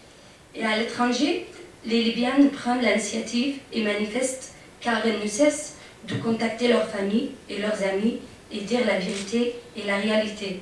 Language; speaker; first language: French; non-native, fluent; Arabic